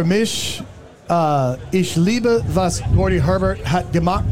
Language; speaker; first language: German; non-native, learner; English